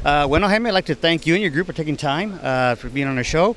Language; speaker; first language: English; early bilingual, other home language; Spanish